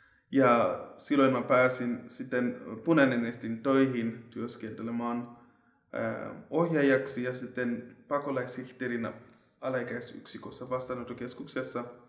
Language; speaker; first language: Finnish; non-native, fluent; Shona